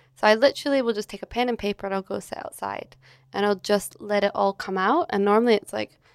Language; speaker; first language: English; native; English